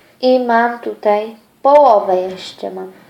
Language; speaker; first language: Polish; early bilingual, other home language; Ukrainian